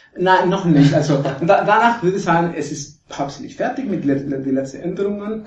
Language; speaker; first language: German; non-native, fluent; Spanish